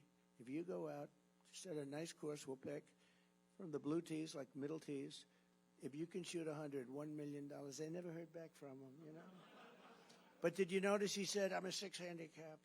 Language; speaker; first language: English; native; English